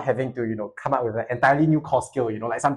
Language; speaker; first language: English; native; English